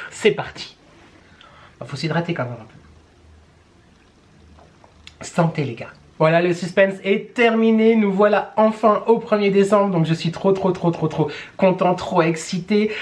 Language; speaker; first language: French; native; French